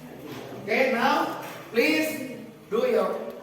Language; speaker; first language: English; non-native, fluent; Indonesian